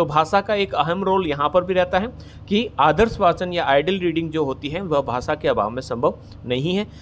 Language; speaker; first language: Hindi; native; Hindi